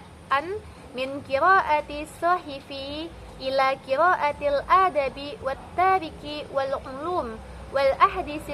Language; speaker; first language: Arabic; non-native, learner; Indonesian